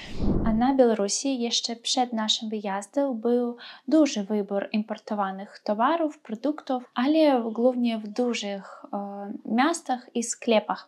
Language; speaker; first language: Polish; non-native, fluent; Russian